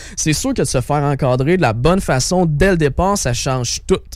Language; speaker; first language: French; native; French